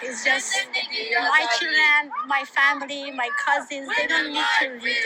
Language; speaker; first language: English; non-native, fluent; Persian